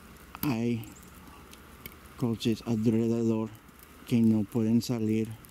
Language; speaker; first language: Spanish; early bilingual, heritage; Spanish